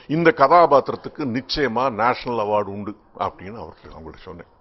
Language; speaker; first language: Tamil; native; Tamil